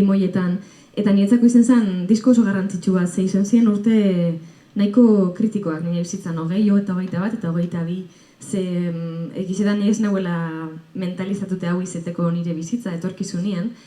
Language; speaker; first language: Basque; native; Basque